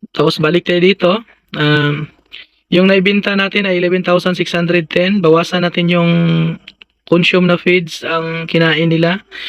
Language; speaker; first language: Filipino; non-native, local second language; Cebuano